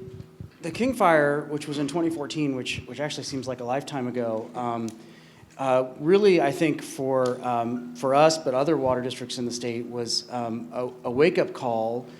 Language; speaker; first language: English; native; English